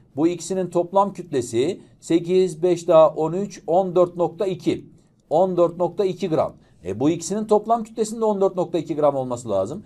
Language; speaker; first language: Turkish; native; Turkish